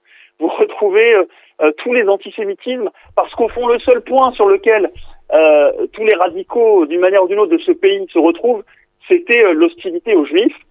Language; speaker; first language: French; native; French